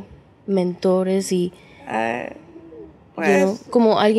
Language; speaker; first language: Spanish; early bilingual, heritage; English